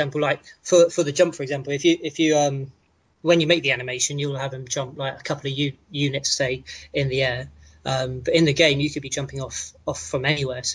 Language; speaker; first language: English; native; English